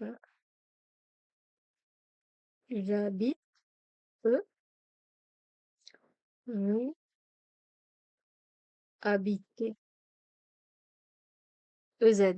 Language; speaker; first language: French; non-native, fluent; Tamil